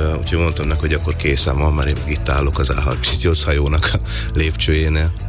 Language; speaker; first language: Hungarian; native; Hungarian